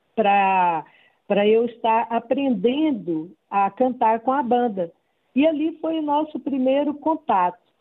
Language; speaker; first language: Portuguese; native; Portuguese